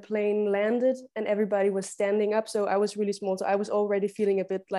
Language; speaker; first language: English; non-native, fluent; Danish